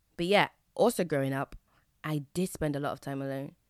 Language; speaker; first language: English; native; English